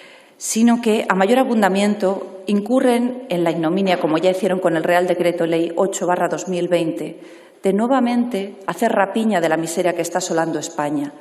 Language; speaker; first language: Spanish; native; Spanish